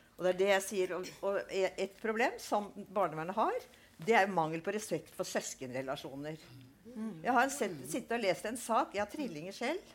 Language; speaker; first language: Norwegian; native; Norwegian